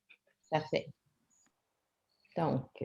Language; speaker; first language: French; native; French